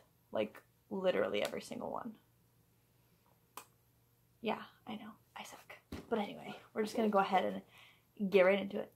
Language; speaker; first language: English; native; English